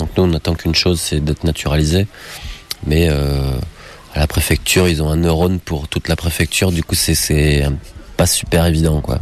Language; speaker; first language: French; native; French